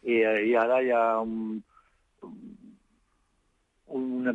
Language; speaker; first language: Catalan; non-native, fluent; French